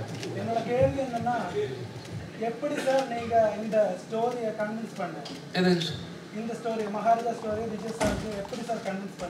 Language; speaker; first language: Tamil; non-native, local second language; Malayalam